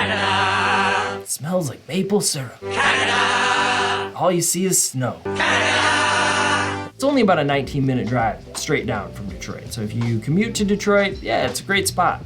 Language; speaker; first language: English; native; English